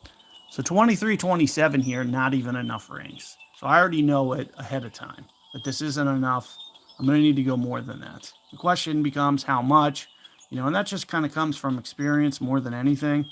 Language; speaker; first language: English; native; English